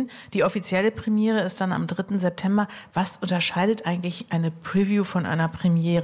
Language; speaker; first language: German; native; German